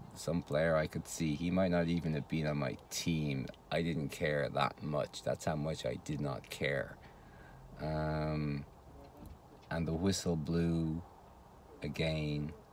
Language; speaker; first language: English; native; English